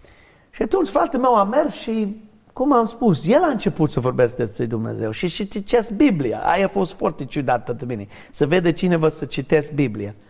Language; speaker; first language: Romanian; non-native, fluent; English